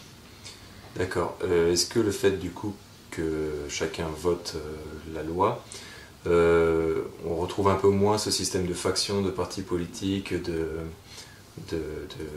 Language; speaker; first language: French; native; French